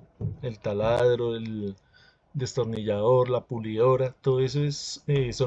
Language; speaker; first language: Spanish; native; Spanish